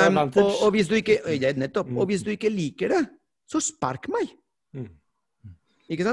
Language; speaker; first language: Norwegian; non-native, fluent; Spanish